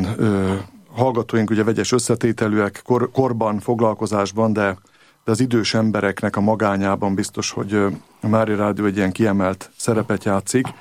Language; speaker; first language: Hungarian; native; Hungarian